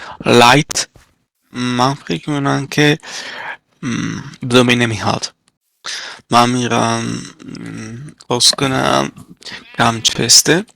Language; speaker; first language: Persian; non-native, learner; Italian